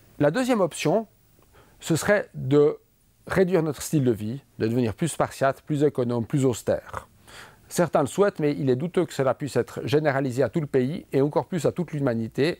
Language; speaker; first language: French; native; French